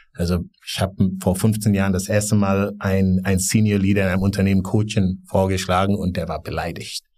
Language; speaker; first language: German; non-native, fluent; Wolof